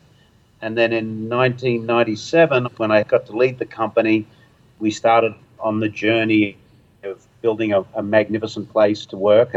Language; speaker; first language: English; native; English